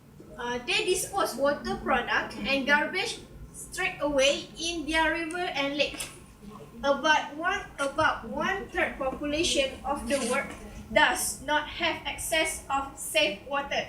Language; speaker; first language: English; non-native, learner; Malay